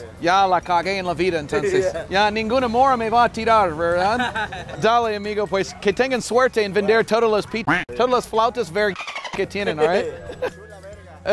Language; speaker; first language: Spanish; non-native, fluent; English